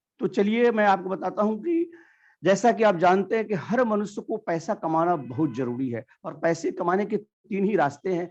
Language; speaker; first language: Hindi; native; Hindi